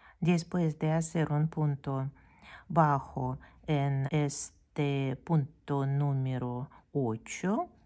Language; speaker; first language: Spanish; non-native, fluent; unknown